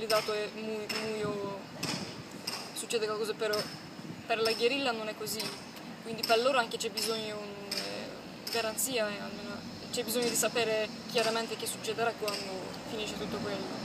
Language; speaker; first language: Italian; non-native, learner; Turkish